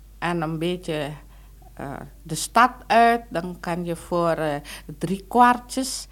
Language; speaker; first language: Dutch; non-native, local second language; Indonesian